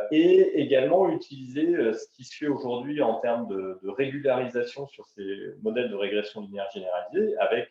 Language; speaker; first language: French; native; French